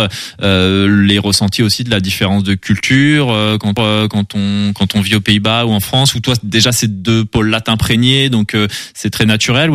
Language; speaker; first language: French; native; French